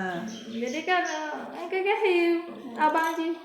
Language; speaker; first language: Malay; non-native, local second language; Achinese